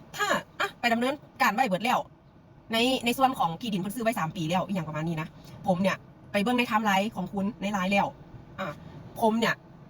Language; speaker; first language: Thai; native; Thai